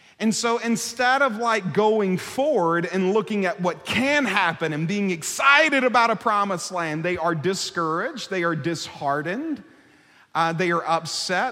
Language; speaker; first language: English; native; English